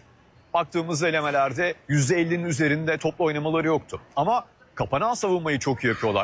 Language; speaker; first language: Turkish; native; Turkish